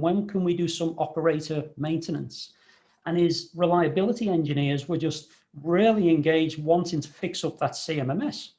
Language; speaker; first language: English; native; English